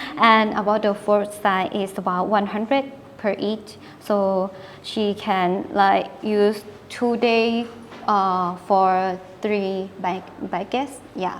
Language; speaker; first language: English; non-native, learner; Thai